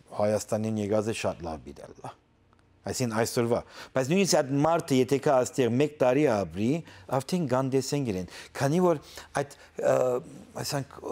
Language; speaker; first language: Armenian; early bilingual, heritage; Armenian